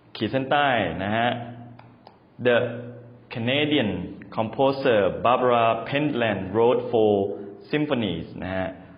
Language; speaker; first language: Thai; native; Thai